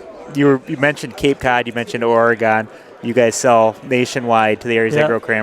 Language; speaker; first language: English; native; English